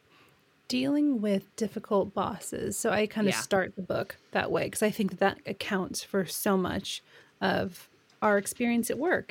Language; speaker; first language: English; native; English